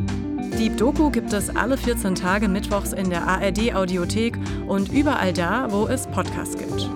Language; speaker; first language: German; native; German